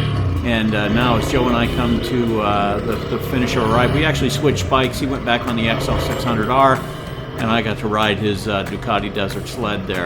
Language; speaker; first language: English; native; English